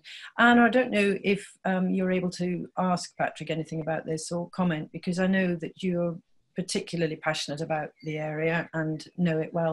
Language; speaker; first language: English; native; English